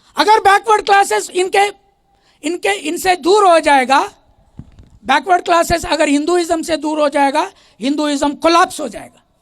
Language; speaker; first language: Hindi; non-native, local second language; Telugu